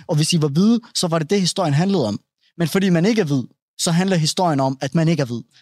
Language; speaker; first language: Danish; early bilingual, other home language; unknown